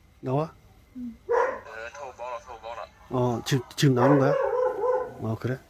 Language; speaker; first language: Korean; native; Korean